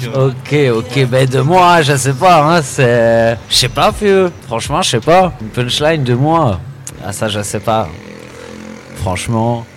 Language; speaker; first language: French; native; French